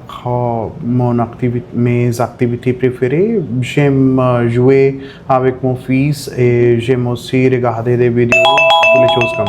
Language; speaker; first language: French; non-native, fluent; Hindi